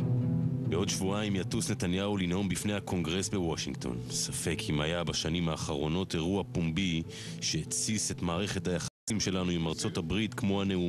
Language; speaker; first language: Hebrew; native; Hebrew